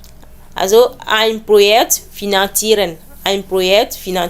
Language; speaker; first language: German; non-native, learner; French